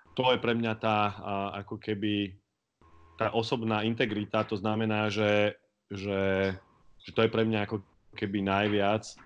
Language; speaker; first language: Slovak; native; Slovak